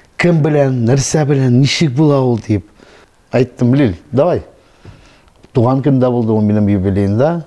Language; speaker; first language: Tatar; non-native, local second language; Russian